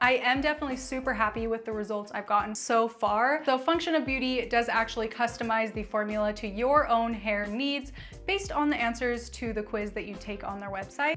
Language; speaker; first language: English; native; English